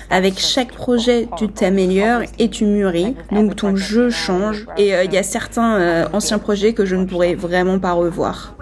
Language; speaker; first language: French; non-native, fluent; German